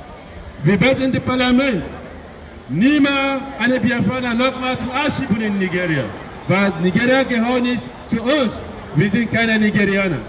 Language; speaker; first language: German; non-native, learner; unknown